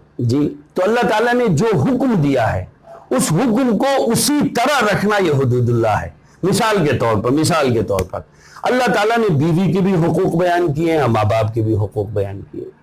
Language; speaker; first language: Urdu; native; Urdu